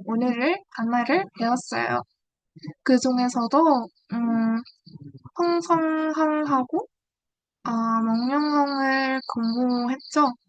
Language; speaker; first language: Korean; non-native, learner; Vietnamese